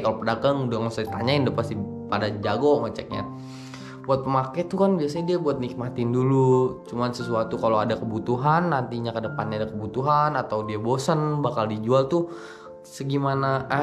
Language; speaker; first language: Indonesian; native; Indonesian